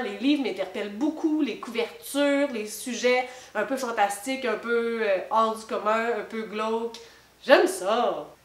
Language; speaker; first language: French; native; French